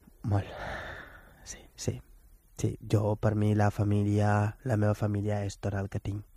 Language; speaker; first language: Catalan; non-native, fluent; Wolof